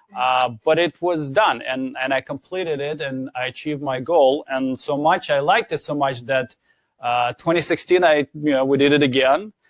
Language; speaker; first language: English; non-native, fluent; Ukrainian